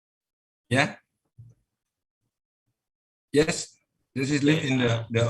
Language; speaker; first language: English; non-native, learner; Indonesian